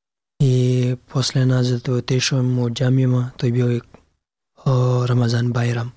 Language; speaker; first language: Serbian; non-native, learner; Pashto